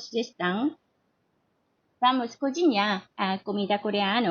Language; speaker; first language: Portuguese; non-native, learner; Korean